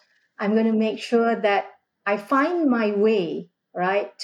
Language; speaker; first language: English; non-native, local second language; Malay